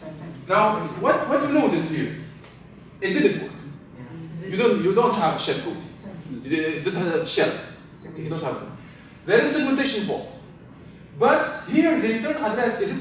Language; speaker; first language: English; non-native, fluent; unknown